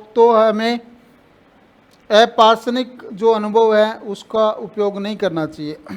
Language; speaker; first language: Hindi; native; Hindi